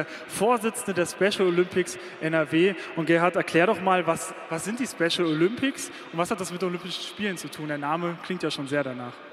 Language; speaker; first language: German; native; German